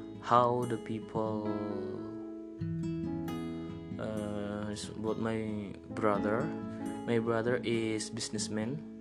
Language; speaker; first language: English; non-native, learner; Indonesian